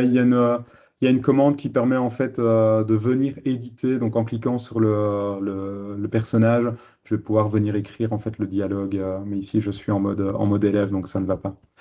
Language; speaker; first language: French; native; French